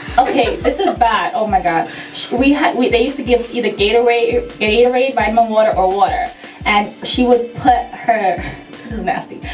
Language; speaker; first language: English; native; English